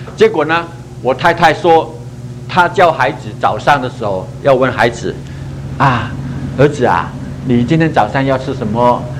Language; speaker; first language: Chinese; non-native, local second language; Cantonese